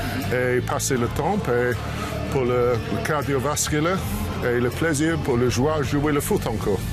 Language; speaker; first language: French; non-native, learner; English